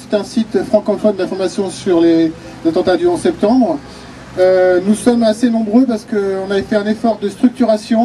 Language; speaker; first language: French; native; French